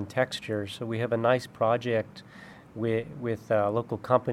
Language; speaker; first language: English; native; English